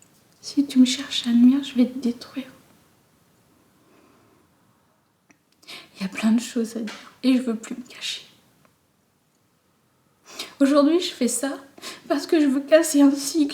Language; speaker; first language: French; native; French